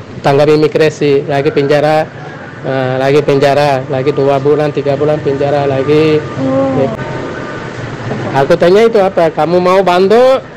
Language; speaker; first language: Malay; non-native, learner; Tamil